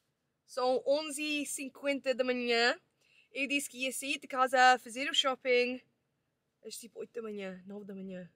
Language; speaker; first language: Portuguese; early bilingual, heritage; Portuguese